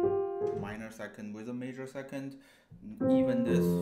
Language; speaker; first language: English; non-native, fluent; Chinese